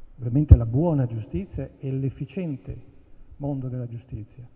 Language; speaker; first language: Italian; native; Italian